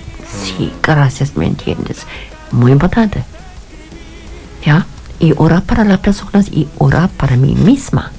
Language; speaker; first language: Spanish; non-native, fluent; German